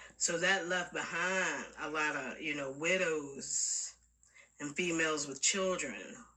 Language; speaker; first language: English; native; English